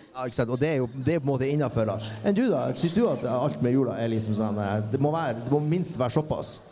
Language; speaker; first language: Norwegian; native; Norwegian